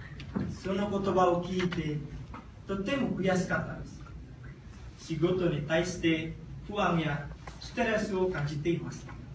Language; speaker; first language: Japanese; non-native, learner; Indonesian